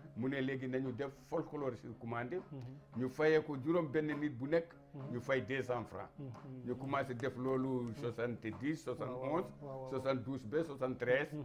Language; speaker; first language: Wolof; non-native, local second language; Bambara